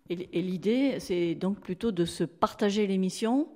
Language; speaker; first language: French; native; French